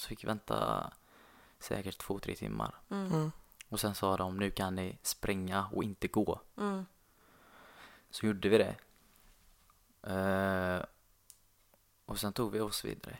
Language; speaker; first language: Swedish; non-native, fluent; Arabic